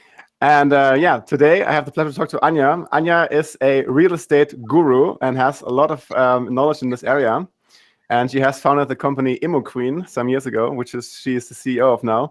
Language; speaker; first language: English; non-native, fluent; German